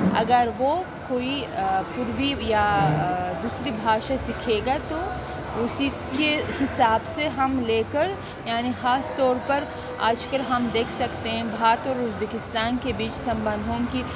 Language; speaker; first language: Hindi; non-native, fluent; Uzbek